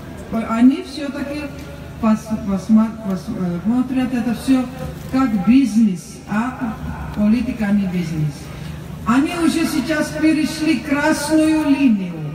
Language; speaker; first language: Russian; non-native, learner; Dutch